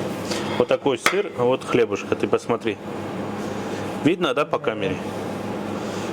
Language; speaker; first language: Russian; native; Russian